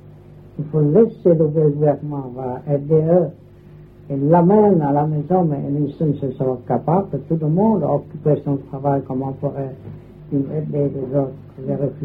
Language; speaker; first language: French; non-native, learner; Vietnamese